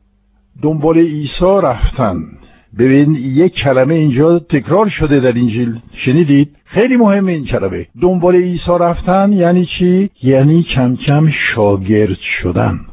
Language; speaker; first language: Persian; non-native, fluent; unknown